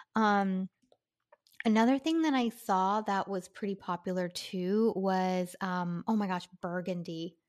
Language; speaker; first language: English; native; English